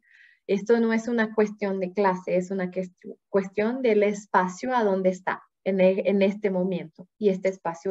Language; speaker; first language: Spanish; non-native, fluent; Portuguese